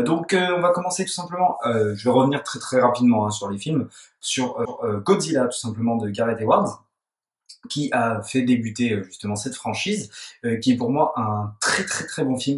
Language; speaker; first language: French; native; French